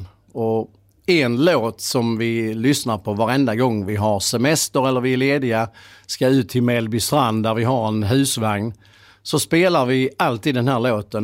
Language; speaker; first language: Swedish; native; Swedish